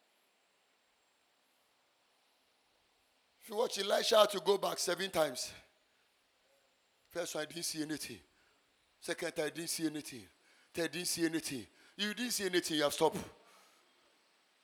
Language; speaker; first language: English; non-native, local second language; Akan